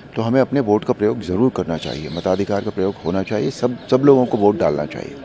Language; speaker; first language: Hindi; native; Hindi